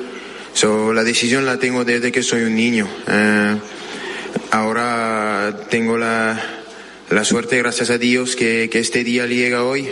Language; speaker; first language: Spanish; non-native, fluent; French